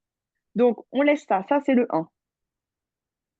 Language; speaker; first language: French; native; French